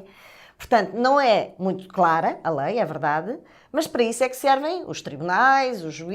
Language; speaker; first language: Portuguese; native; Portuguese